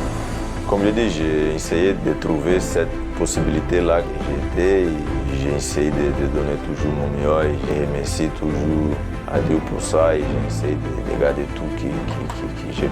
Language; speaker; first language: French; non-native, fluent; Portuguese